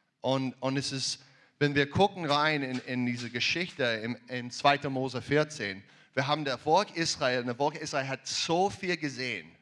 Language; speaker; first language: German; non-native, learner; English